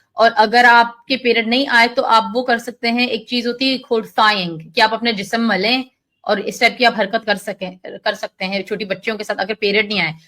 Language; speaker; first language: Hindi; early bilingual, heritage; Urdu